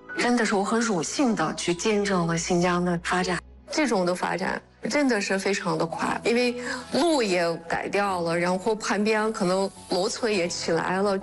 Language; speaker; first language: Chinese; non-native, fluent; Kyrgyz